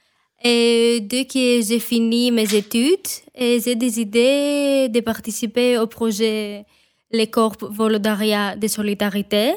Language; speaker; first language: French; non-native, fluent; Greek